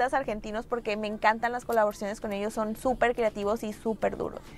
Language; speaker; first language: Spanish; native; Spanish